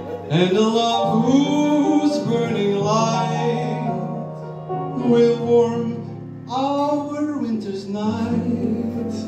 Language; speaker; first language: English; non-native, fluent; Dutch